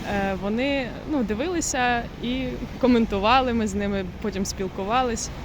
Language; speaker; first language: Ukrainian; non-native, local second language; Russian